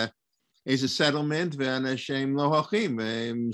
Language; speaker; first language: Hebrew; non-native, learner; English